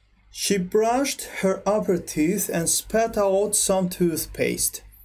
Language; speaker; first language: English; non-native, fluent; Azerbaijani